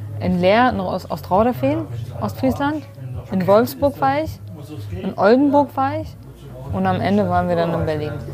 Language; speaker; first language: German; early bilingual, other home language; Kurdish